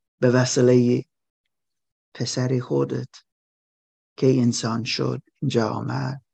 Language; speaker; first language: Persian; non-native, learner; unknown